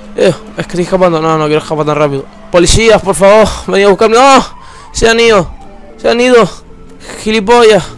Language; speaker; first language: Spanish; native; Spanish